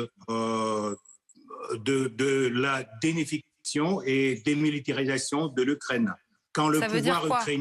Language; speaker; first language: French; non-native, fluent; Russian